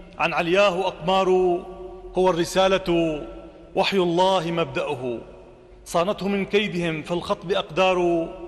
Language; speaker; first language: Arabic; native; Arabic